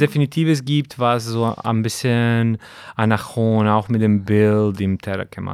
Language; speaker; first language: German; non-native, fluent; Serbian